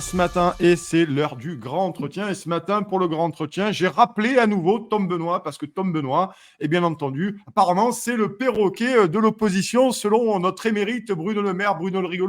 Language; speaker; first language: French; native; French